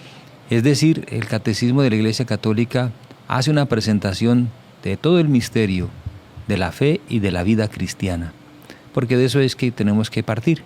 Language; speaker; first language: Spanish; native; Spanish